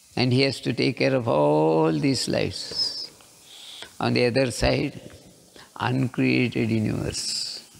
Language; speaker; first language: English; non-native, local second language; Kannada